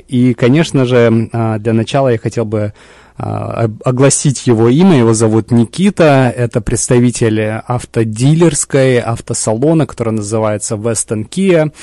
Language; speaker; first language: Russian; early bilingual, heritage; Russian